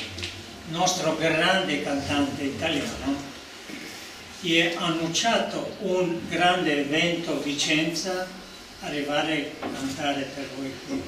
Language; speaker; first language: Italian; non-native, learner; Serbian